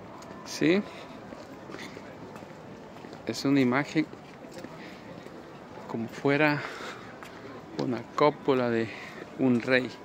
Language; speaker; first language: Spanish; native; Spanish